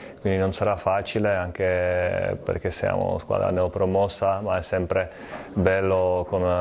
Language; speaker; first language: Italian; non-native, fluent; Czech